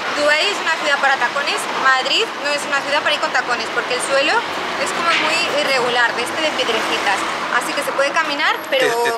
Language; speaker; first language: Spanish; native; Spanish